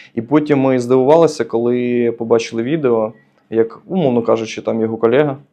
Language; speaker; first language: Ukrainian; native; Ukrainian